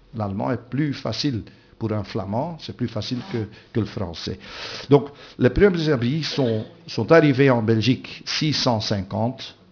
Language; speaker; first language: French; non-native, local second language; Dutch